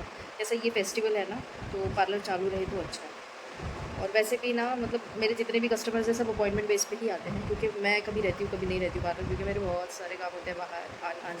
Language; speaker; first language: Hindi; native; Hindi